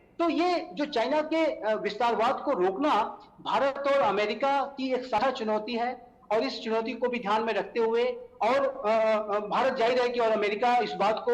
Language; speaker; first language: Hindi; native; Hindi